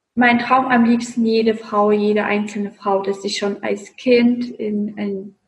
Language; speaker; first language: German; non-native, fluent; Russian